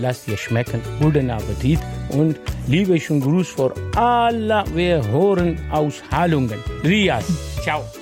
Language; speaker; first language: German; non-native, learner; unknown